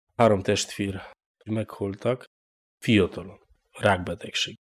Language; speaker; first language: Hungarian; non-native, learner; Polish